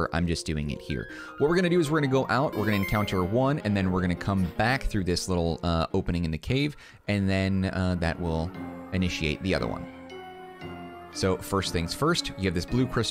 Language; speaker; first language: English; native; English